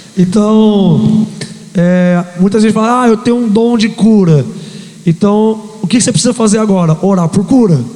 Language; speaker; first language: Portuguese; native; Portuguese